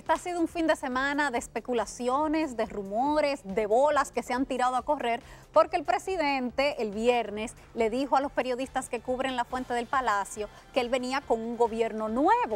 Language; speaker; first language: Spanish; native; Spanish